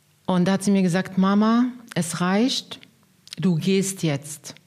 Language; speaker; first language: German; non-native, fluent; Arabic